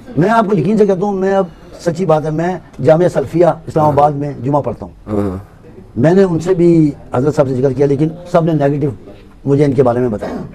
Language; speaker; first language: Urdu; non-native, local second language; Punjabi